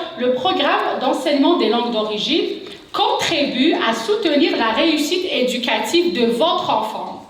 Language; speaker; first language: French; non-native, local second language; Kabyle